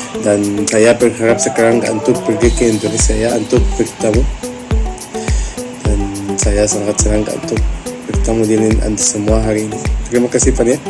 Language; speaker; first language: Indonesian; non-native, learner; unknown